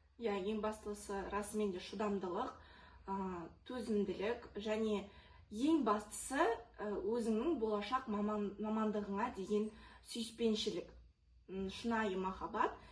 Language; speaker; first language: Kazakh; non-native, local second language; Russian